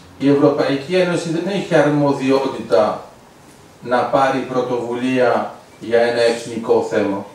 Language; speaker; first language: Greek; early bilingual, heritage; Greek